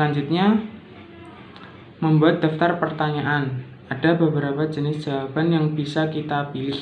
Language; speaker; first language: Indonesian; native; Indonesian